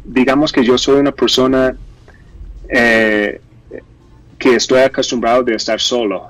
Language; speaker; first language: Spanish; non-native, fluent; English